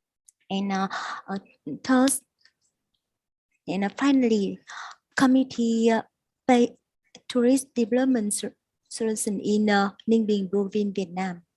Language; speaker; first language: English; non-native, learner; Vietnamese